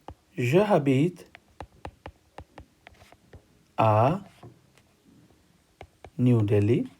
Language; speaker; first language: French; non-native, learner; Hindi